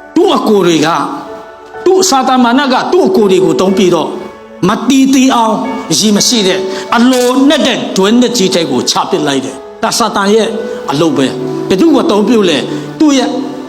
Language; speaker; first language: Burmese; non-native, local second language; Tedim Chin